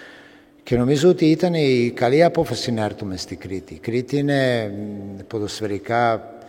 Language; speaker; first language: Greek; non-native, fluent; Serbian